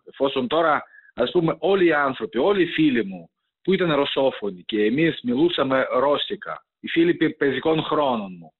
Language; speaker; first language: Greek; non-native, fluent; Ukrainian